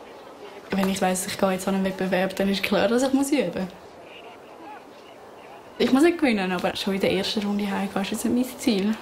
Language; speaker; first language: German; native; German